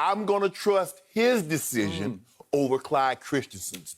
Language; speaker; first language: English; native; English